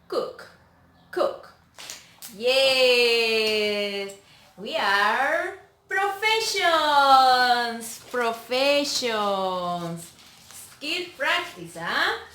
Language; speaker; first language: English; non-native, learner; Spanish